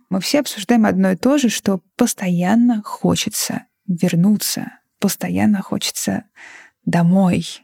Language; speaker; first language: Russian; native; Russian